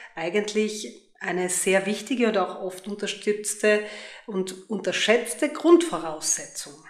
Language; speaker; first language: German; native; German